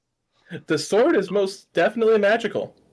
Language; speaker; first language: English; native; English